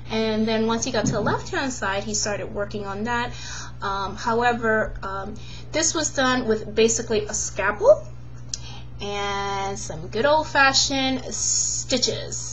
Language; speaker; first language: English; native; English